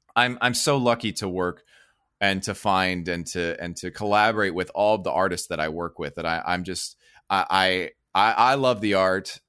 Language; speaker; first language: English; native; English